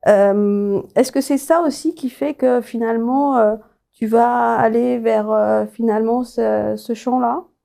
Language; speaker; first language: French; native; French